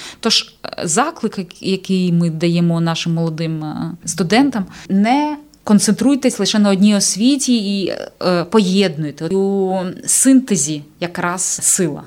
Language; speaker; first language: Ukrainian; native; Ukrainian